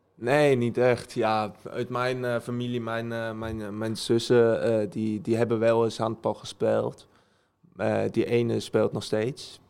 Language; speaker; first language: Dutch; early bilingual, heritage; Dutch